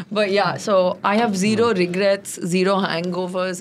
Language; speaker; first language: English; non-native, local second language; Tamil